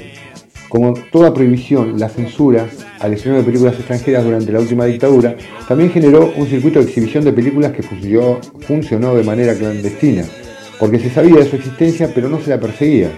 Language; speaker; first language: Spanish; native; Spanish